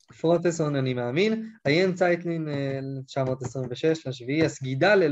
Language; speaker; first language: Hebrew; native; Hebrew